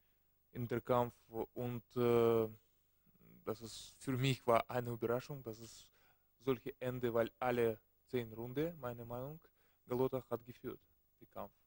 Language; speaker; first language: German; non-native, learner; Russian